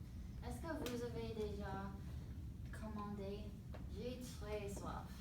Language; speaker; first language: French; non-native, learner; English